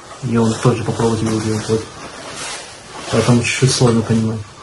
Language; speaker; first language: Russian; non-native, fluent; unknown